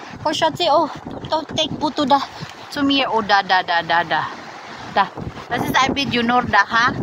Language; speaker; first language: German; non-native, learner; Filipino